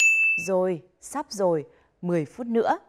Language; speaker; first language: Vietnamese; native; Vietnamese